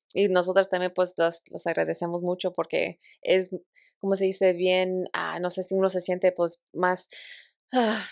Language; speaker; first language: Spanish; early bilingual, heritage; Spanish